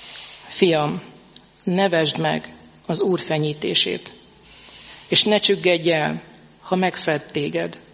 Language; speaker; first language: Hungarian; native; Hungarian